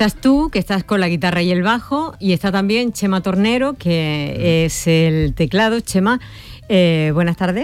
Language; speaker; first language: Spanish; native; Spanish